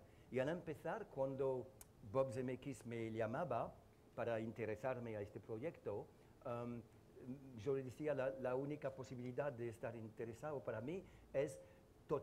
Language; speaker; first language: Spanish; non-native, learner; French